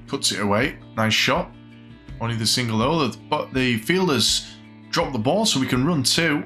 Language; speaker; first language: English; native; English